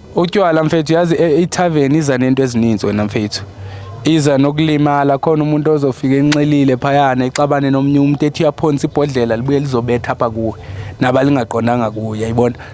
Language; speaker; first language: Zulu; non-native, local second language; Xhosa